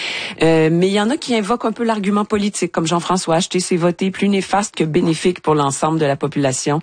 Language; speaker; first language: French; native; French